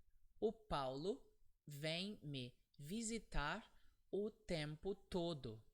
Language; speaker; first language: Portuguese; non-native, fluent; English